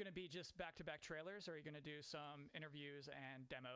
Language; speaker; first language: English; native; English